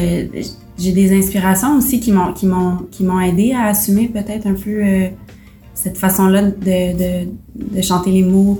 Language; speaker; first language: French; native; French